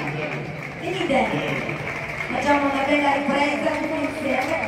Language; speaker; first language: Italian; native; Italian